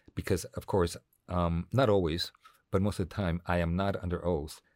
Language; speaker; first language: English; non-native, fluent; Spanish